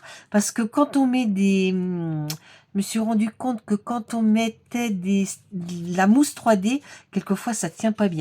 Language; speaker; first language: French; native; French